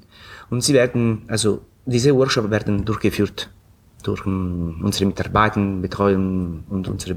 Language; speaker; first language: German; non-native, fluent; Italian